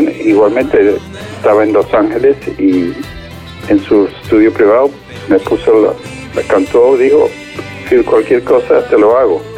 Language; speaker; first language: Spanish; non-native, fluent; English